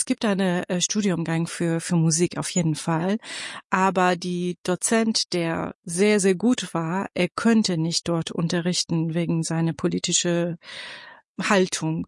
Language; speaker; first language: German; non-native, fluent; Persian